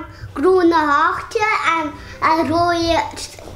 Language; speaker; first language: Dutch; early bilingual, heritage; Dutch